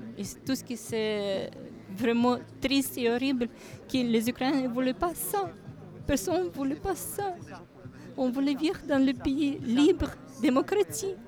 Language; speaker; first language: French; non-native, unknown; Ukrainian